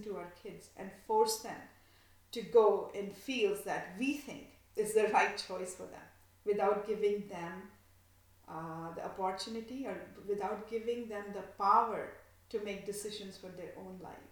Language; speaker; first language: English; non-native, local second language; Bangla